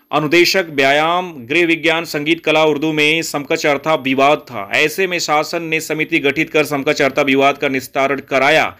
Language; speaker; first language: Hindi; native; Hindi